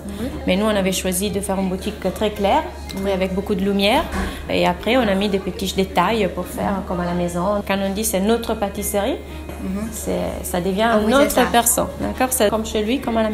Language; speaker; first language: French; non-native, fluent; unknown